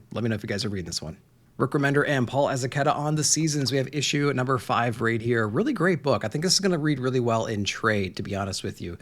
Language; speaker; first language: English; native; English